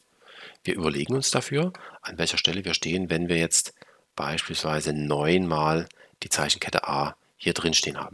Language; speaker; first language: German; native; German